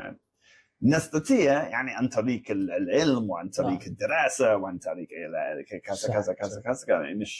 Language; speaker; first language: Arabic; non-native, fluent; English